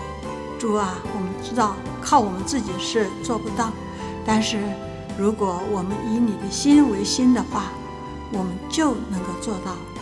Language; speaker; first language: Chinese; native; Chinese